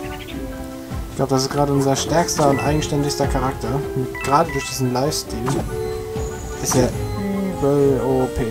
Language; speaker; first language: German; native; German